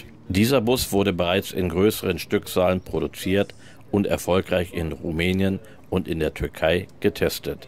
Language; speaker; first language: German; native; German